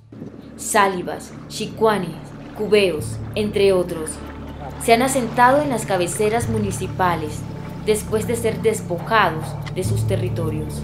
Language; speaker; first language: Spanish; native; Spanish